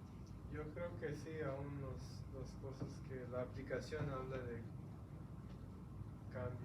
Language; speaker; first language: Spanish; early bilingual, heritage; Spanish